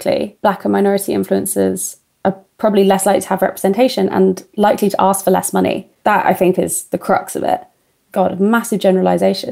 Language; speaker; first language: English; native; English